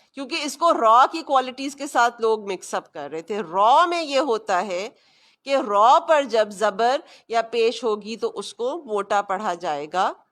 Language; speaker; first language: Urdu; native; Urdu